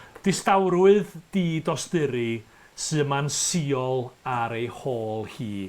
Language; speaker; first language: Welsh; native; Welsh